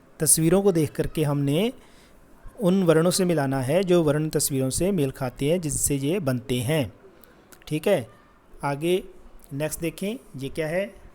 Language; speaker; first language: Hindi; non-native, local second language; Punjabi